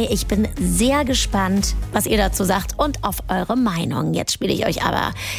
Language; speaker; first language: German; native; German